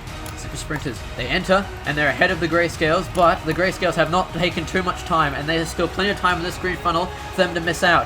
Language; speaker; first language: English; native; English